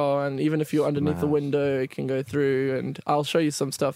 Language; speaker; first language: English; native; English